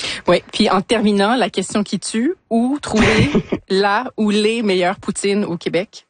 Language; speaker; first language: French; native; French